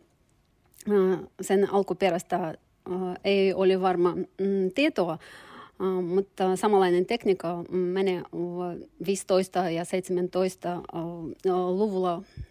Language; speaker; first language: Finnish; non-native, learner; Turkish